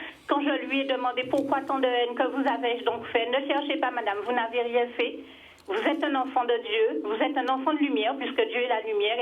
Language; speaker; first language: French; native; French